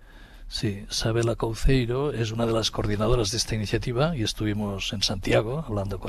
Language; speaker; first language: Spanish; native; Spanish